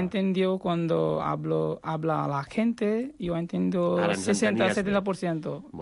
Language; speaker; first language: Spanish; non-native, learner; Bangla